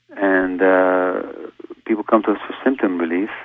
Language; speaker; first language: English; early bilingual, other home language; Hungarian